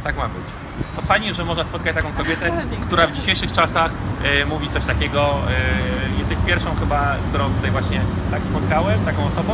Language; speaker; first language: Polish; native; Polish